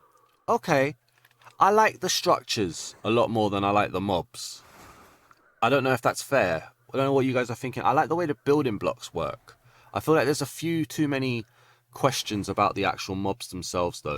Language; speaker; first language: English; native; English